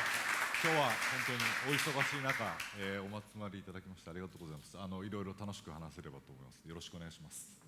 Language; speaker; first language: Japanese; native; Japanese